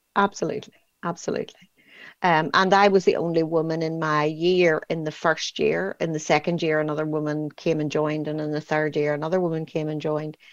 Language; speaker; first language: English; native; English